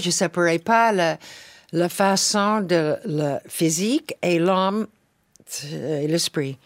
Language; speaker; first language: French; non-native, fluent; English